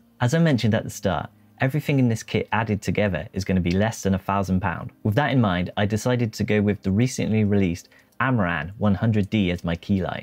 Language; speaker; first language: English; native; English